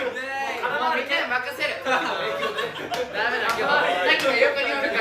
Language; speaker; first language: Japanese; native; Japanese